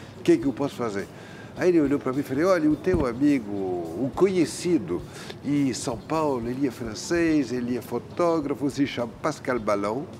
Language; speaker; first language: Portuguese; non-native, fluent; French